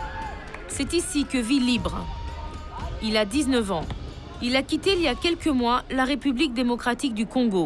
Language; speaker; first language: French; native; French